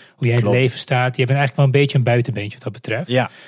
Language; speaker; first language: Dutch; non-native, fluent; Romanian